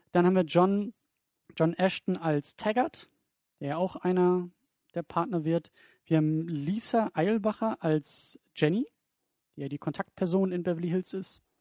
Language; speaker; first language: German; native; German